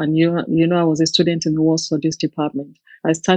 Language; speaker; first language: English; non-native, local second language; Yoruba